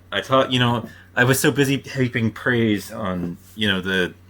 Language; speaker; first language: English; native; English